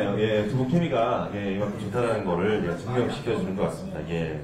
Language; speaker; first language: Korean; native; Korean